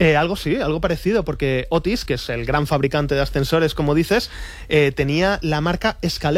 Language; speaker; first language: Spanish; native; Spanish